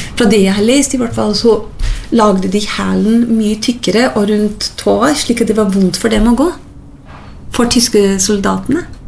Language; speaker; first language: Norwegian; non-native, fluent; English